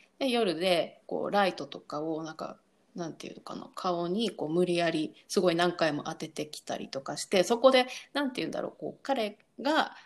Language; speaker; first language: Japanese; native; Japanese